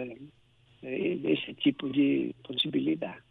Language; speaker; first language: Spanish; non-native, local second language; Portuguese